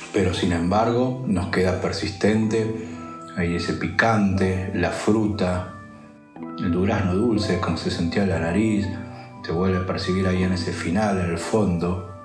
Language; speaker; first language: Spanish; native; Spanish